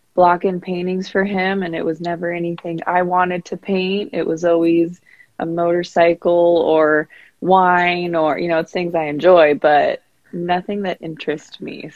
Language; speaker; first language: English; native; English